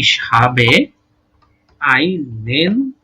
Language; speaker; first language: German; non-native, learner; Bangla